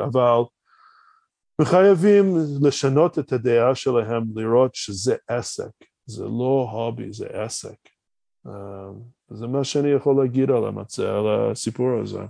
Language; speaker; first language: Hebrew; non-native, fluent; English